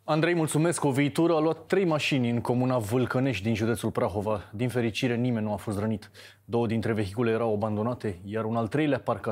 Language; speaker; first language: Romanian; native; Romanian